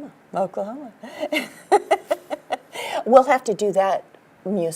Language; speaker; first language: English; native; English